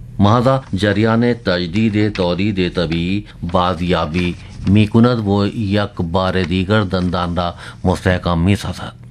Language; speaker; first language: Persian; non-native, fluent; Urdu